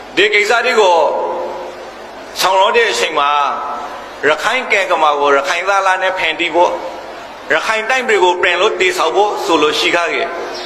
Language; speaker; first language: Burmese; native; Burmese